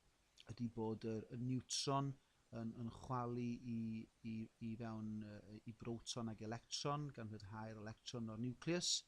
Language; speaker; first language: Welsh; native; Welsh